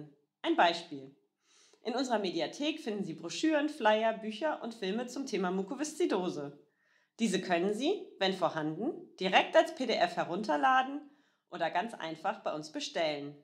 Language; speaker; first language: German; native; German